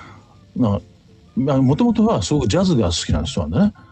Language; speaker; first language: Japanese; native; Japanese